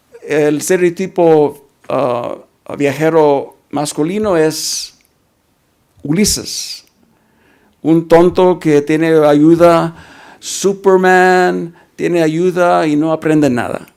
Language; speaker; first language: Spanish; early bilingual, heritage; Spanish